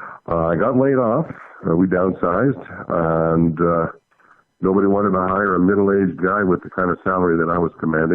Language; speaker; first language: English; native; English